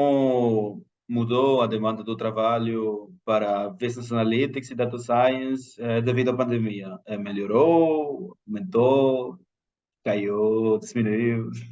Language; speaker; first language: Portuguese; non-native, fluent; Spanish